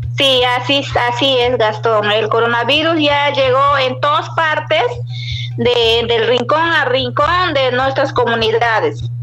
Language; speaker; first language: Spanish; non-native, local second language; Shipibo-Conibo